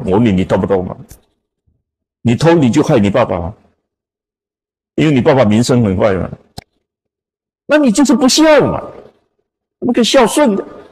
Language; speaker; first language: Chinese; native; Chinese